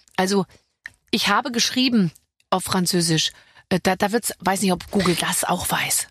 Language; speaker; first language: German; native; German